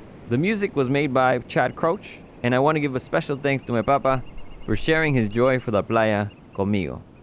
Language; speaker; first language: English; early bilingual, other home language; Spanish